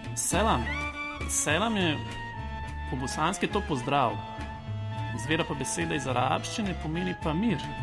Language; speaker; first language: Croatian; early bilingual, heritage; Bosnian